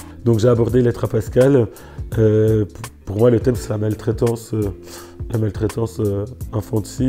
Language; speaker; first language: French; native; French